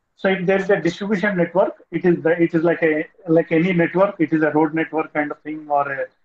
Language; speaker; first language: English; non-native, local second language; Telugu